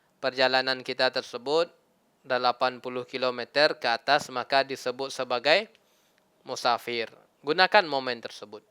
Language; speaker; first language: Malay; non-native, local second language; Minangkabau